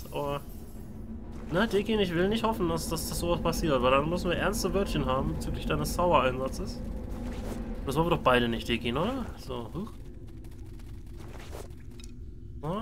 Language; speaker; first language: German; native; German